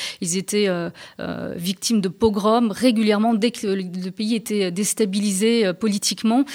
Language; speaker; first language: French; early bilingual, other home language; Turkish